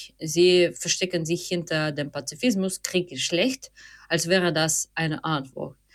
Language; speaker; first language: German; non-native, fluent; Ukrainian